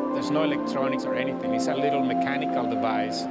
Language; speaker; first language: English; non-native, fluent; Spanish